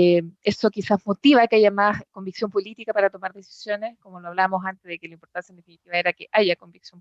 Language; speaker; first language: Spanish; native; Spanish